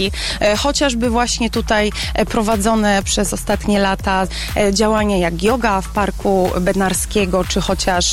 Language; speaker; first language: Polish; native; Polish